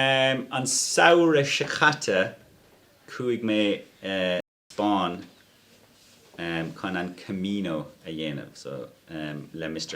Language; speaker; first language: Irish; non-native, local second language; English